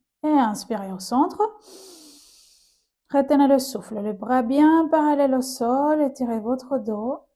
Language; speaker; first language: French; native; French